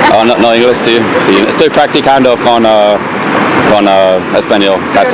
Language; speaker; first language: Spanish; non-native, learner; English